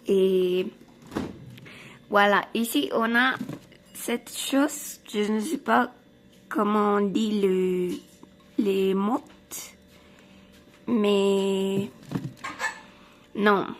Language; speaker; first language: French; non-native, learner; Spanish